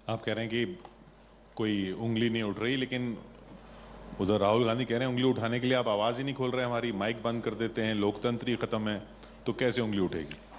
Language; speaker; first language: Hindi; native; Hindi